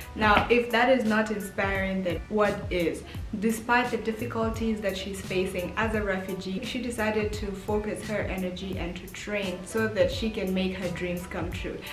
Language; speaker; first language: English; early bilingual, heritage; English